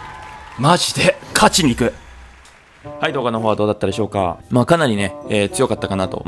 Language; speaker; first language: Japanese; native; Japanese